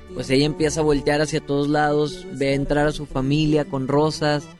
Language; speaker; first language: Spanish; native; Spanish